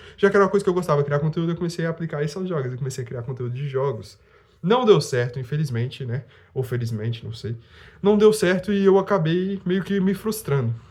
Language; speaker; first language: Portuguese; native; Portuguese